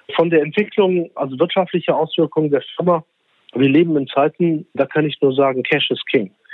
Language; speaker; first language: German; early bilingual, other home language; Turkish